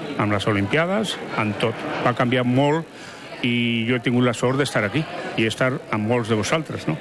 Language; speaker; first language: Catalan; non-native, fluent; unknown